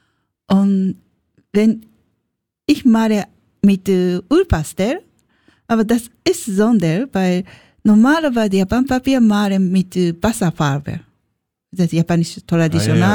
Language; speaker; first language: German; non-native, learner; Japanese